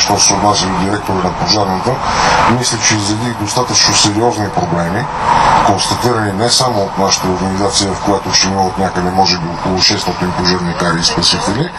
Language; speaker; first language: Bulgarian; native; Bulgarian